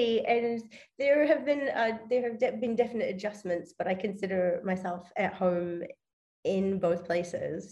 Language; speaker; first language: English; native; English